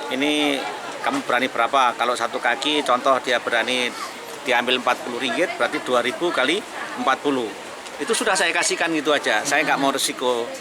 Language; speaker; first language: Indonesian; non-native, local second language; Javanese